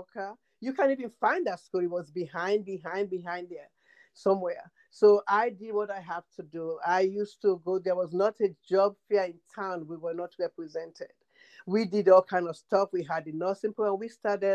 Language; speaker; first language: English; non-native, local second language; Krio